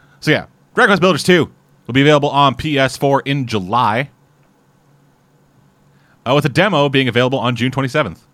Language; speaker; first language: English; native; English